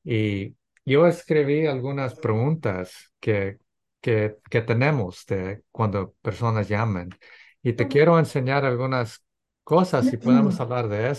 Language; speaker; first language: Spanish; early bilingual, heritage; English